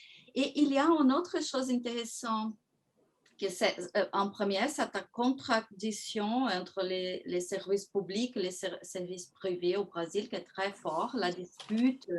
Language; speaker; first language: French; non-native, fluent; Portuguese